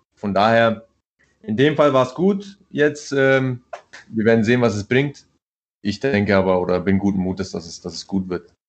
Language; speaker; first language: German; early bilingual, other home language; Italian